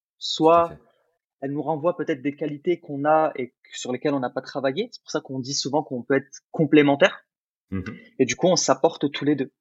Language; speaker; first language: French; early bilingual, other home language; Arabic